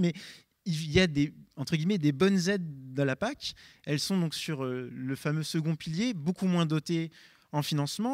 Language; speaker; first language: French; native; French